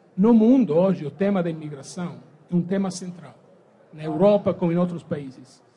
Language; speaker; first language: Portuguese; non-native, fluent; Italian